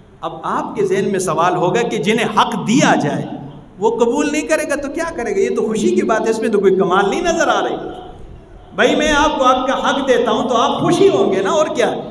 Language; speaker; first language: Urdu; non-native, local second language; Pashto